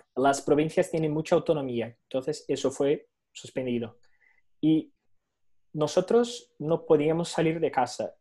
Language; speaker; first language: Spanish; non-native, fluent; Portuguese